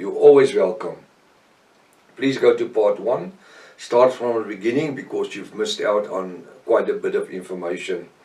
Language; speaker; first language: English; non-native, local second language; Afrikaans